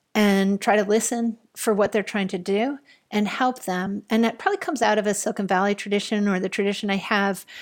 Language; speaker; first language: English; native; English